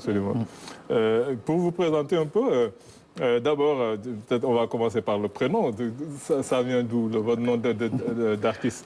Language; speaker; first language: French; non-native, local second language; Wolof